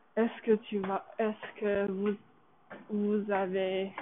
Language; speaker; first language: French; non-native, learner; Chinese